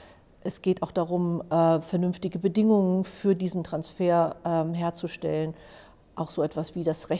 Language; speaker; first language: German; native; German